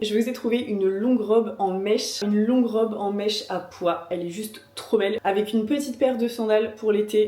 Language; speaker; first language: French; native; French